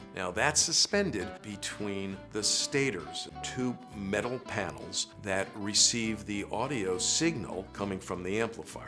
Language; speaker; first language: English; native; English